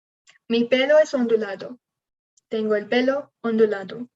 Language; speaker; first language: Spanish; non-native, learner; English